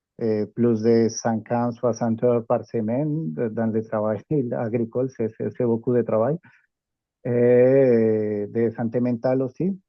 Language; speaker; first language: French; non-native, fluent; Spanish